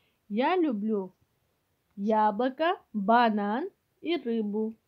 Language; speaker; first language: Russian; non-native, local second language; Kyrgyz